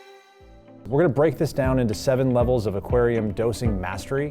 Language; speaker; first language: English; native; English